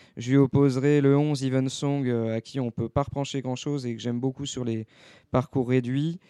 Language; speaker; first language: French; native; French